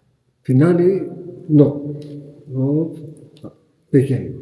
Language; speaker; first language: Spanish; non-native, learner; Turkish